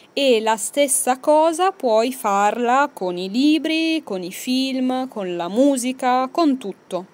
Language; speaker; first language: Italian; native; Italian